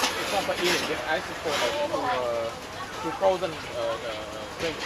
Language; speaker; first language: English; non-native, learner; Khmer